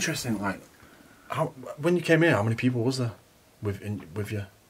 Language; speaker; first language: English; native; English